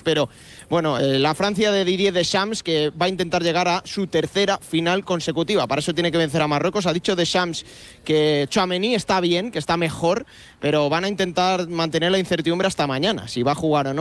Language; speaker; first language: Spanish; native; Spanish